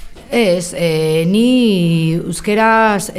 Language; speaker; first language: Basque; non-native, learner; Spanish